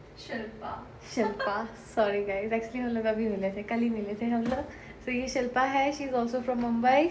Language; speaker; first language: Hindi; native; Hindi